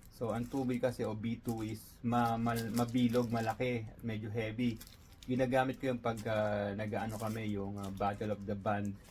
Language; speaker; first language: Filipino; native; Filipino